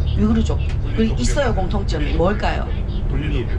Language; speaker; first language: Korean; early bilingual, heritage; Korean